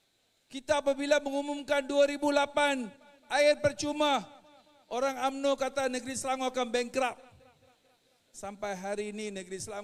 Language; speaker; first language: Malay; non-native, local second language; Tamil